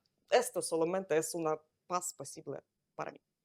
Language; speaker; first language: Spanish; non-native, fluent; Ukrainian